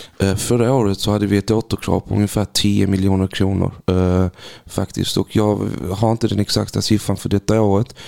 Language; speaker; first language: Swedish; early bilingual, other home language; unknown